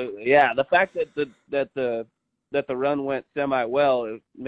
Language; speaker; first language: English; native; English